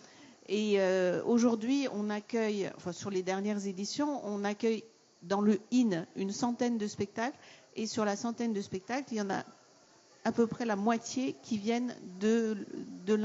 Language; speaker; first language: French; native; French